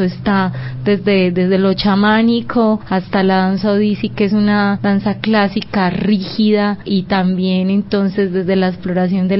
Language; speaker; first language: Spanish; native; Spanish